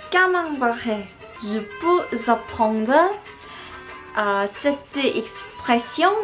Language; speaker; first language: French; non-native, learner; Korean